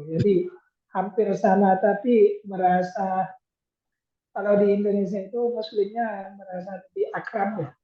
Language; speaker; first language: Indonesian; non-native, fluent; Thai